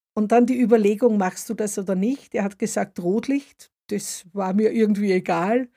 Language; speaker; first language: German; native; German